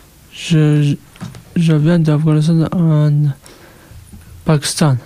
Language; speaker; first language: French; non-native, learner; Persian